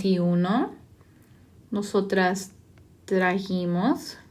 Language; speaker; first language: Spanish; non-native, fluent; English